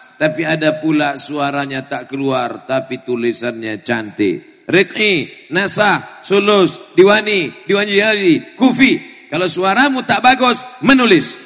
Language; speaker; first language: Indonesian; native; Indonesian